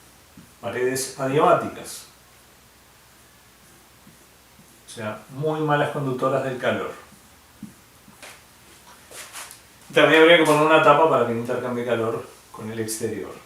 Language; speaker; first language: Spanish; native; Spanish